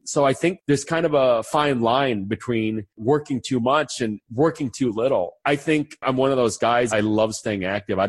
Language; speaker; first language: English; native; English